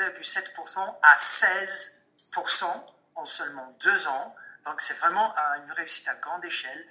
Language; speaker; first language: French; non-native, fluent; English